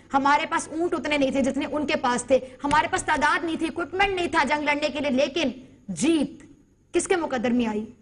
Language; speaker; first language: Urdu; native; Urdu